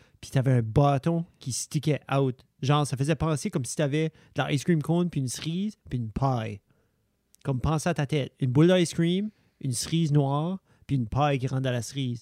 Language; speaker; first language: French; native; French